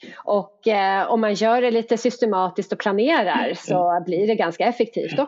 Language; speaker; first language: Swedish; native; Swedish